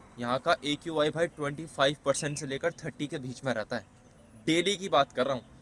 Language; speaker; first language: Hindi; native; Hindi